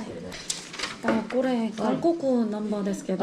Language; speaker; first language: Japanese; non-native, learner; Korean